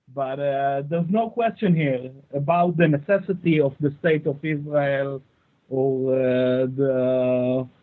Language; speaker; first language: English; non-native, fluent; Hebrew